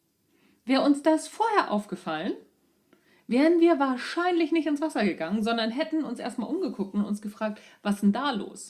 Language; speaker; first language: German; native; German